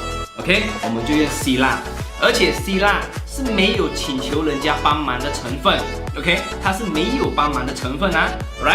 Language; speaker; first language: Chinese; native; Chinese